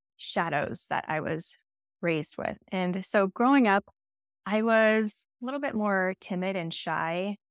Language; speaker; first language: English; native; English